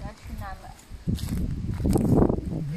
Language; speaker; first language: Polish; non-native, learner; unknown